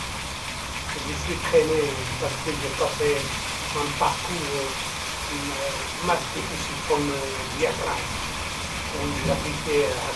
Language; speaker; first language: French; non-native, local second language; Arabic